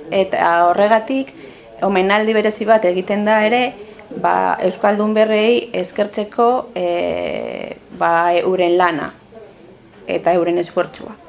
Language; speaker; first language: Basque; non-native, local second language; Spanish